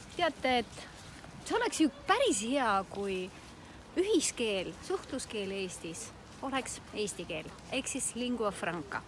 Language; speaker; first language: Estonian; non-native, local second language; Russian